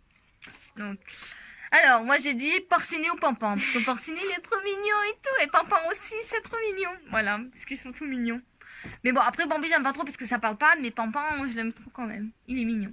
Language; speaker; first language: French; native; French